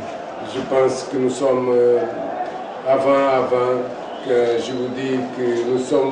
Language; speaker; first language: French; non-native, fluent; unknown